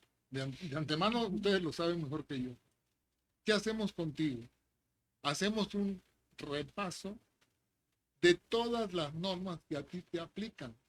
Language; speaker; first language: Spanish; native; Spanish